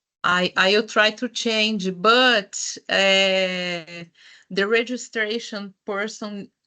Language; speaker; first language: English; non-native, fluent; Portuguese